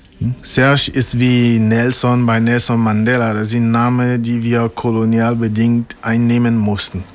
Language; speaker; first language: German; non-native, fluent; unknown